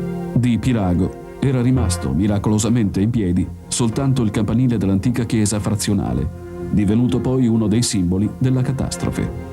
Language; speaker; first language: Italian; native; Italian